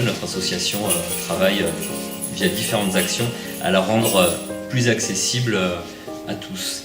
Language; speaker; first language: French; native; French